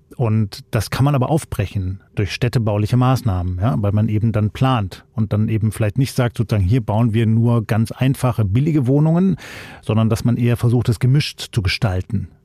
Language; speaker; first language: German; native; German